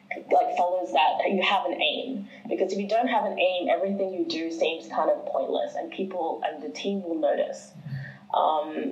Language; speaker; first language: English; early bilingual, other home language; Chinese